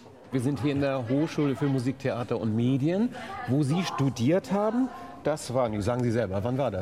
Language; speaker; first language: German; native; German